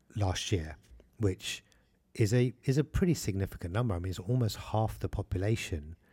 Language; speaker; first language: English; early bilingual, other home language; Hindi